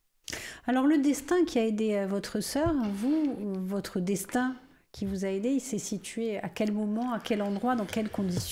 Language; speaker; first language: French; native; French